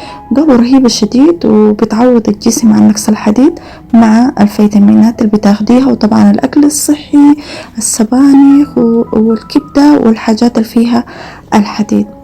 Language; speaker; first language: Arabic; native; Arabic